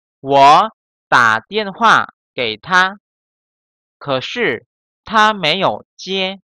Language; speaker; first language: Chinese; non-native, fluent; Indonesian